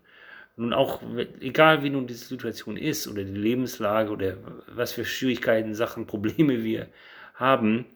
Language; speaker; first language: German; native; German